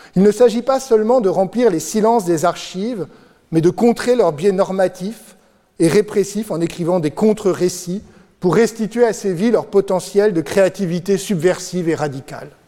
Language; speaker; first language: French; native; French